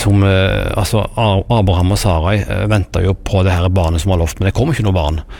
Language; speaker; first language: Norwegian; native; Norwegian